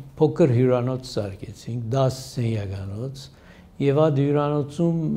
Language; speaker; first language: Armenian; early bilingual, heritage; Armenian